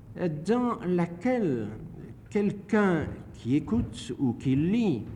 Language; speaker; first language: French; native; French